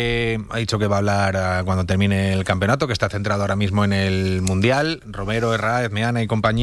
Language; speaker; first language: Spanish; native; Spanish